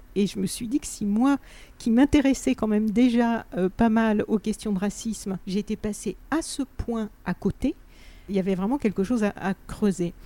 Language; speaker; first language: French; native; French